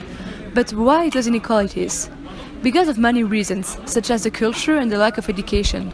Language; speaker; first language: English; non-native, fluent; French